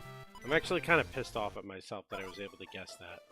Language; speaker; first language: English; native; English